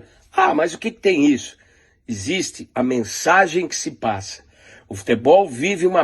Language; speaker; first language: Portuguese; native; Portuguese